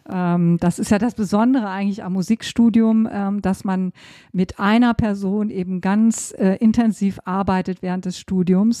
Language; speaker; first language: German; native; German